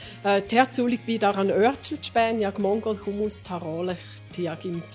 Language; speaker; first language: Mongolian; non-native, learner; German